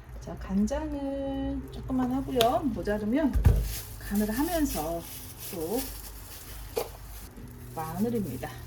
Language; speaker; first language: Korean; native; Korean